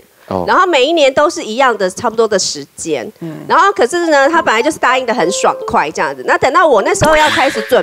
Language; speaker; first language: Chinese; native; Chinese